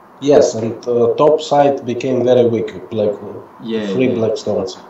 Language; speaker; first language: English; non-native, fluent; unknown